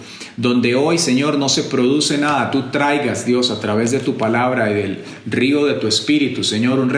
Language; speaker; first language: Spanish; native; Spanish